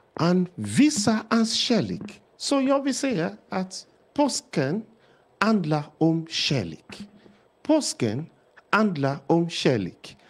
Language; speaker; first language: Swedish; non-native, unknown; Yoruba